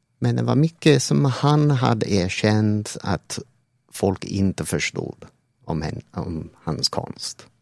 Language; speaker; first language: Swedish; non-native, fluent; English